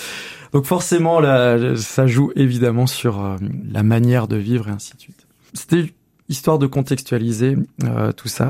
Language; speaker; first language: French; native; French